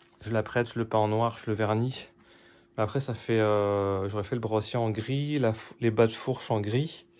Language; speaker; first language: French; native; French